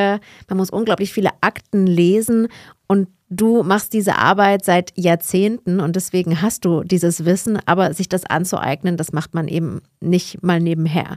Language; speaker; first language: German; native; German